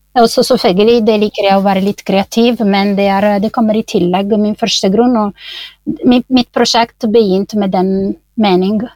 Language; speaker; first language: Norwegian; non-native, fluent; Italian